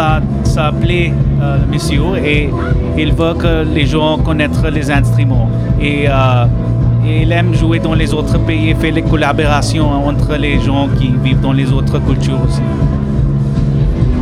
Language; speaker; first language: French; non-native, learner; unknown